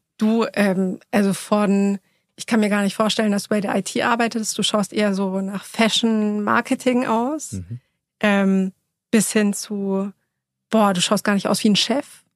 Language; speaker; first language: German; early bilingual, other home language; Persian